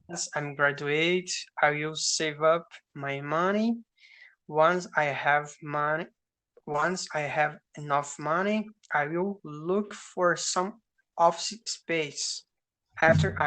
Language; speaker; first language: English; non-native, learner; Portuguese